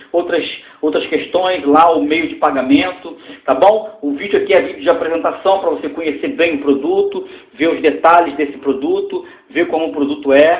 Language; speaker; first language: Portuguese; native; Portuguese